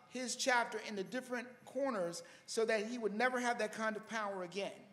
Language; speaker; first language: English; native; English